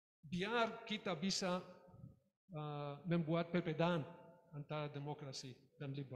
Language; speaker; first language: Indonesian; non-native, learner; English